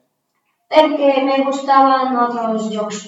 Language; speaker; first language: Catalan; non-native, local second language; Spanish